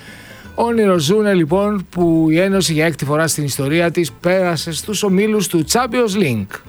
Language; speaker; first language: Greek; native; Greek